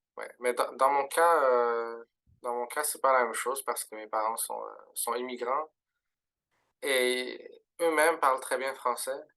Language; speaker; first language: French; early bilingual, other home language; Arabic